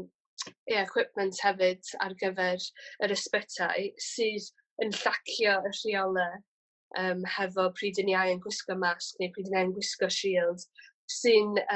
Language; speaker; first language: Welsh; native; Welsh